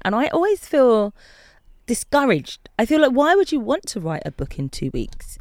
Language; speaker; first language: English; native; English